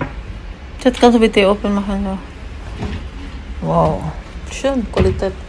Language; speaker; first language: German; non-native, learner; Cebuano